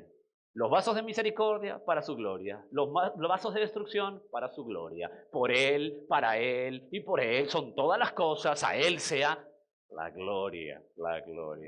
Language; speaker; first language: Spanish; native; Spanish